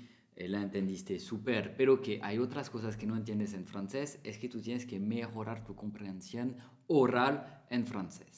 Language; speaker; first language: Spanish; non-native, fluent; French